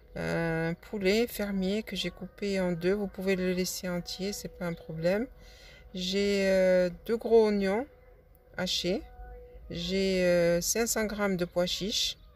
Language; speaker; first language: French; non-native, local second language; Arabic